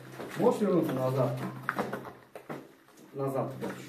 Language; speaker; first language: Russian; native; Russian